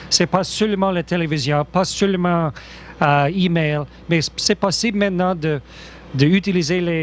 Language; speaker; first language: French; non-native, local second language; English